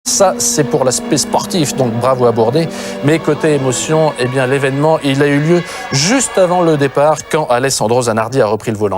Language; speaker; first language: French; native; French